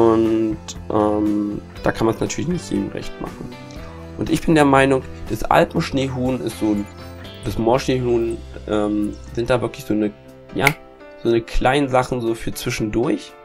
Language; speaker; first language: German; native; German